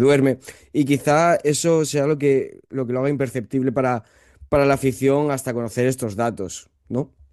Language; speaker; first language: Spanish; native; Spanish